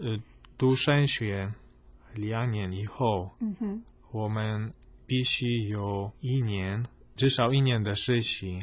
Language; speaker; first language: Chinese; non-native, fluent; Polish